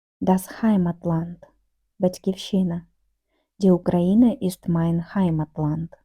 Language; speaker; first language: German; non-native, fluent; Ukrainian